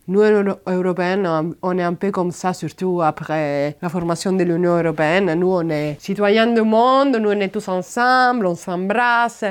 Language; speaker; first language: French; non-native, fluent; Italian